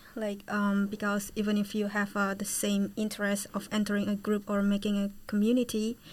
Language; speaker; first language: English; non-native, fluent; Indonesian